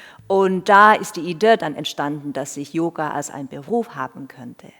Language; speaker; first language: German; non-native, fluent; Finnish